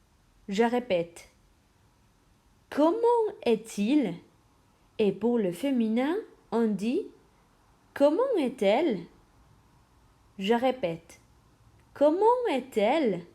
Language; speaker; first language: French; non-native, fluent; Spanish